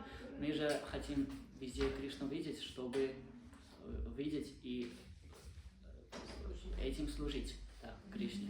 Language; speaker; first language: Russian; non-native, fluent; Armenian